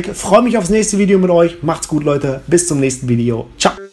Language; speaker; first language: German; native; German